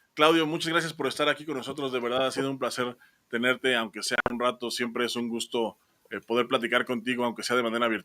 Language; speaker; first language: Spanish; native; Spanish